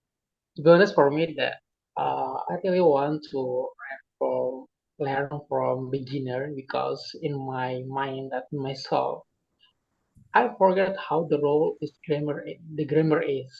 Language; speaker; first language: English; non-native, learner; Indonesian